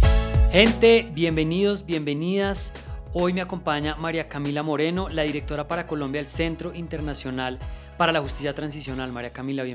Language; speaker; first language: Spanish; native; Spanish